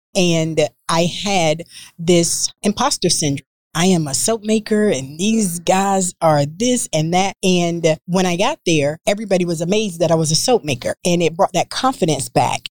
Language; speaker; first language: English; native; English